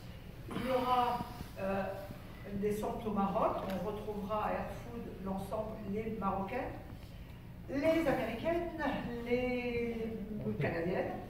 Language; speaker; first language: French; native; French